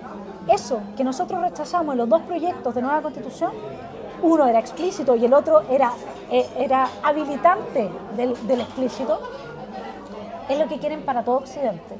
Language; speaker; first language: Spanish; native; Spanish